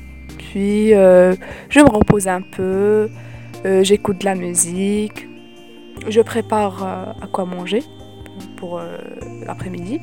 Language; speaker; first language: French; non-native, local second language; Arabic